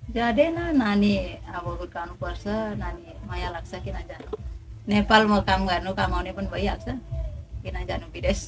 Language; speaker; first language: Nepali; non-native, learner; Indonesian